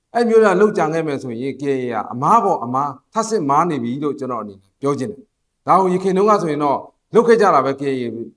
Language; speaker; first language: Burmese; non-native, local second language; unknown